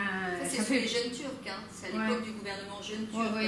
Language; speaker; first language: French; native; French